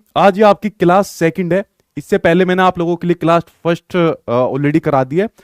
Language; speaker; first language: Hindi; native; Hindi